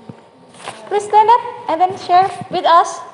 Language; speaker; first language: English; non-native, learner; Indonesian